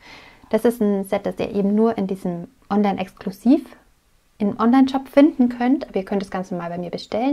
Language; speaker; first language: German; native; German